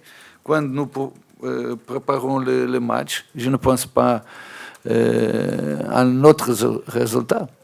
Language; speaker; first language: French; non-native, fluent; Portuguese